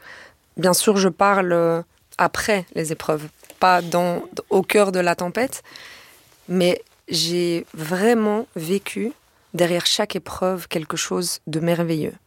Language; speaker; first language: French; native; French